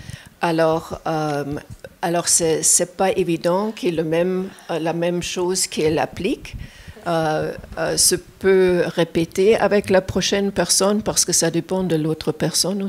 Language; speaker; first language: French; non-native, fluent; German